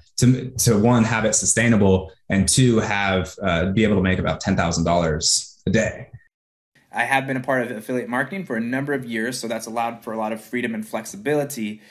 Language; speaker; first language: English; native; English